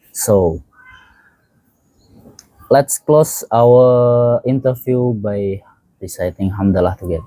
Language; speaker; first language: English; non-native, fluent; Indonesian